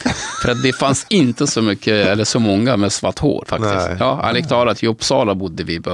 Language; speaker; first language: Swedish; non-native, fluent; Arabic